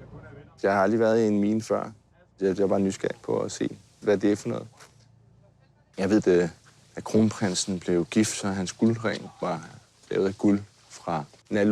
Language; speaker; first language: Danish; native; Danish